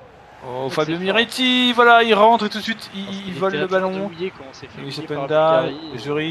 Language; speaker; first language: French; native; French